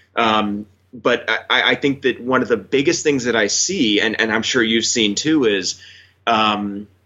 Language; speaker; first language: English; native; English